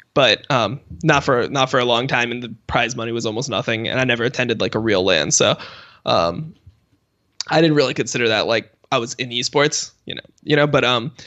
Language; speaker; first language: English; native; English